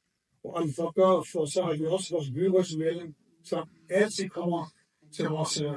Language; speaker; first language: Danish; non-native, fluent; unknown